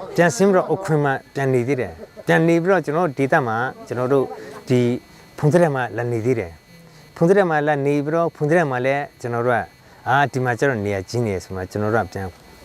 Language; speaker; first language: Burmese; non-native, local second language; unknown